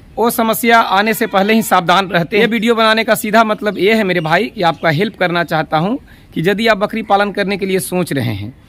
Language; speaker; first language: Hindi; native; Hindi